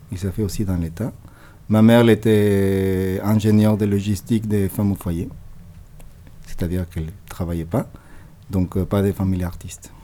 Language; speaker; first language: French; non-native, fluent; Spanish